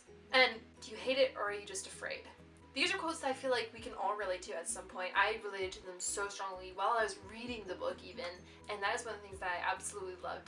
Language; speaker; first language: English; native; English